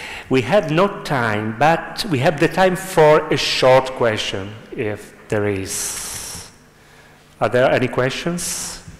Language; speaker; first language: English; non-native, fluent; Italian